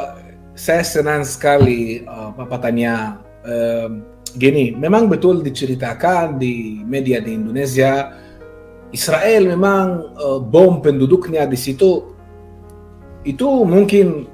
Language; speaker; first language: Indonesian; non-native, fluent; Hebrew